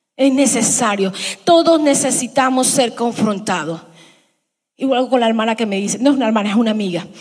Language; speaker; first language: Spanish; early bilingual, heritage; Spanish